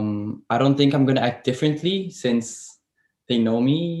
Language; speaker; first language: English; non-native, fluent; Portuguese